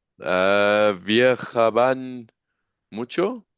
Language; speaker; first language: Spanish; non-native, learner; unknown